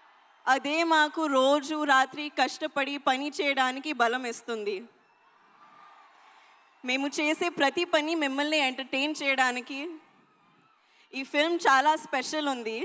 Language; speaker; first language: Telugu; non-native, learner; Hindi